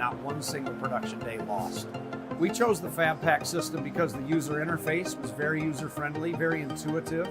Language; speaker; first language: English; native; English